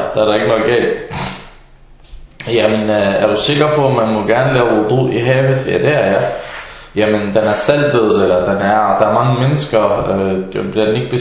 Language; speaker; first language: Danish; early bilingual, other home language; Arabic